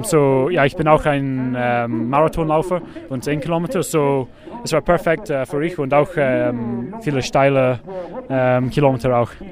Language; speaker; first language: German; non-native, learner; English